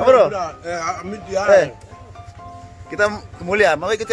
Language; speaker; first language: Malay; non-native, local second language; Javanese